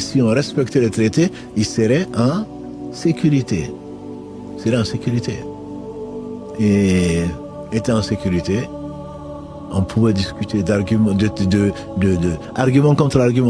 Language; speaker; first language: French; native; French